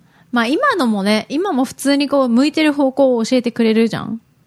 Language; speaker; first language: Japanese; native; Japanese